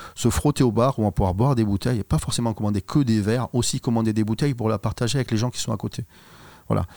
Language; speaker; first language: French; native; French